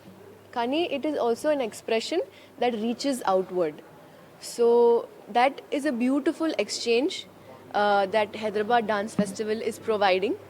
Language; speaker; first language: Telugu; non-native, local second language; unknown